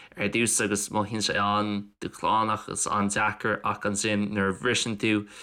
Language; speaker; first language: Irish; non-native, local second language; English